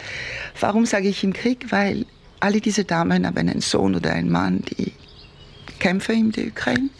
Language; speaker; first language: German; non-native, fluent; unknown